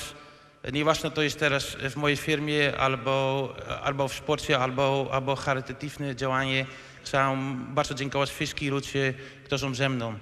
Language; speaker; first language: Polish; non-native, fluent; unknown